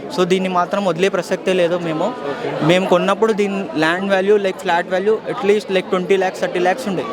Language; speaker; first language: Telugu; native; Telugu